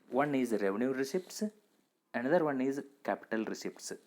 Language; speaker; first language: English; non-native, local second language; Kannada